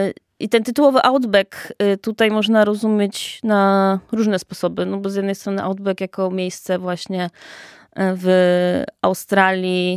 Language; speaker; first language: Polish; native; Polish